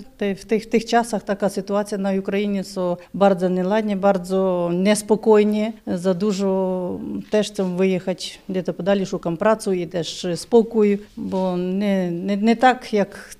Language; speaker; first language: Polish; non-native, learner; Ukrainian